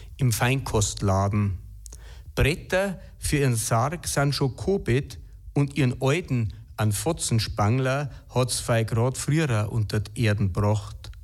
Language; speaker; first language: German; native; German